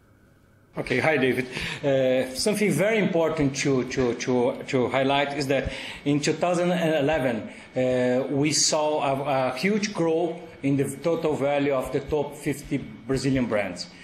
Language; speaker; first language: English; non-native, fluent; Portuguese